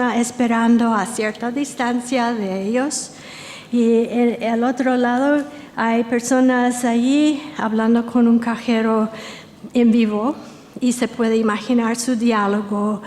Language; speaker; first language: Spanish; non-native, fluent; English